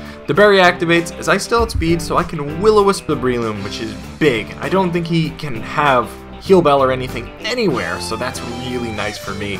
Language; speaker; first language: English; native; English